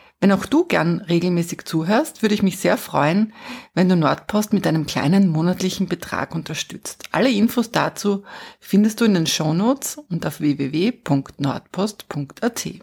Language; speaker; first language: German; native; German